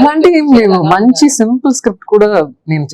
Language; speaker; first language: Telugu; non-native, learner; Tamil